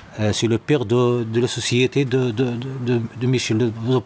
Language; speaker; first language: French; non-native, learner; Arabic